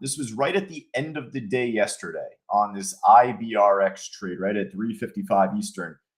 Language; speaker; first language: English; native; English